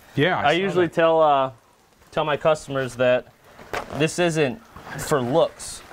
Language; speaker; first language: English; native; English